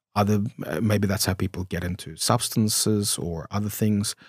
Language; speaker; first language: English; early bilingual, other home language; Romanian